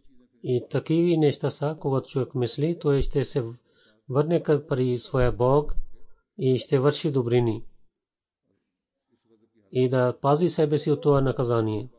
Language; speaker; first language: Bulgarian; non-native, fluent; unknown